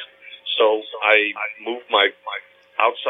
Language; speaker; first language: English; native; English